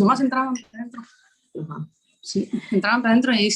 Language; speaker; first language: Spanish; native; Spanish